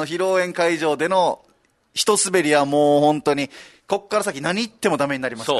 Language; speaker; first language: Japanese; native; Japanese